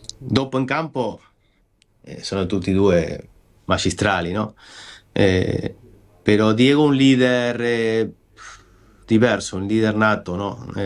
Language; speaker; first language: Italian; non-native, fluent; Spanish